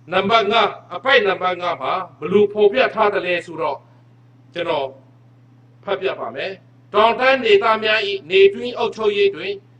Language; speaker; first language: Burmese; non-native, local second language; Hakha Chin